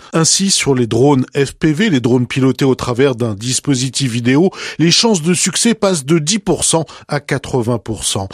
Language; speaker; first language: French; native; French